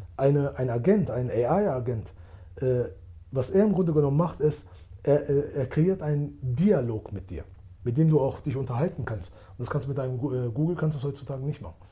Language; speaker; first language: German; early bilingual, other home language; Albanian